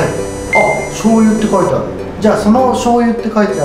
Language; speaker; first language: Japanese; native; Japanese